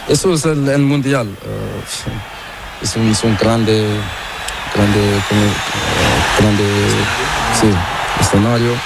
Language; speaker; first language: Spanish; non-native, learner; Portuguese